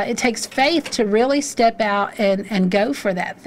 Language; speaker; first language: English; native; English